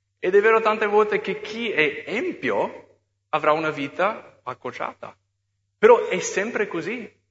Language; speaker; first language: Italian; non-native, fluent; English